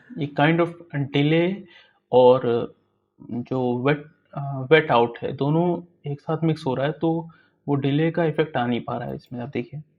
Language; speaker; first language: Hindi; native; Hindi